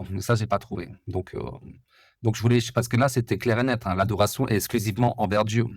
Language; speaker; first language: French; native; French